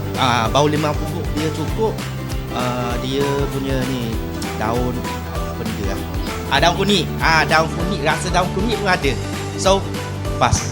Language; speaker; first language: Malay; native; Malay